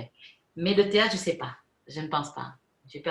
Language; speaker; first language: French; non-native, fluent; Spanish